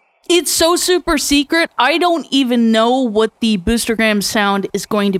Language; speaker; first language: English; native; English